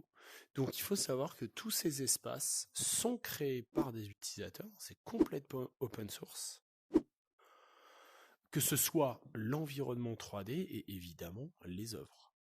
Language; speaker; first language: French; native; French